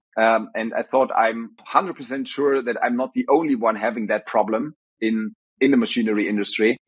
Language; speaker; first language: English; non-native, fluent; German